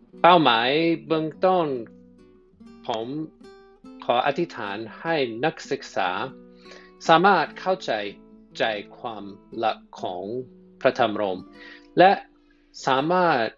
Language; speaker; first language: Thai; non-native, fluent; English